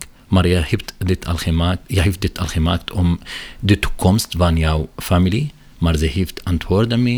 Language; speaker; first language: Dutch; non-native, learner; Arabic